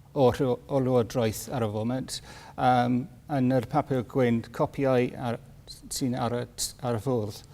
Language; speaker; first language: Welsh; non-native, learner; English